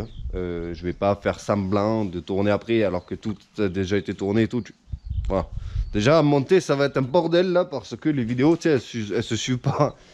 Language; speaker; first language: French; native; French